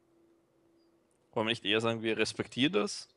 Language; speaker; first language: German; native; German